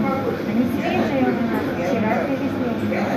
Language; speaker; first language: Russian; native; Russian